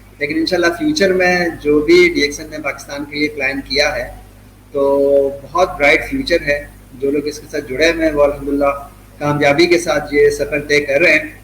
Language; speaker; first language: Urdu; native; Urdu